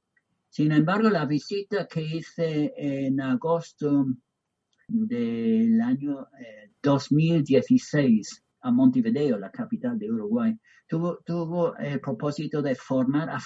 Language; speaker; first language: Spanish; non-native, fluent; English